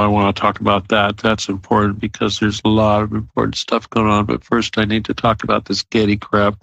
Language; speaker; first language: English; native; English